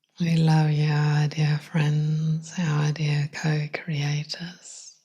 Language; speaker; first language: English; non-native, fluent; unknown